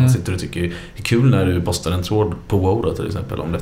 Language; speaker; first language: Swedish; native; Swedish